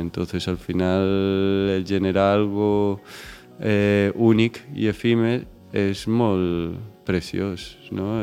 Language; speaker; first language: Catalan; non-native, local second language; Spanish